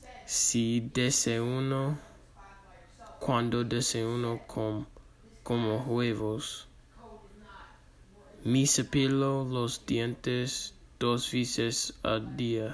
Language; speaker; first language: Spanish; non-native, learner; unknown